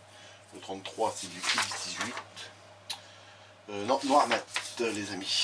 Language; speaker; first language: French; native; French